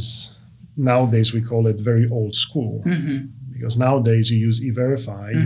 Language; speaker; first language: English; non-native, fluent; Romanian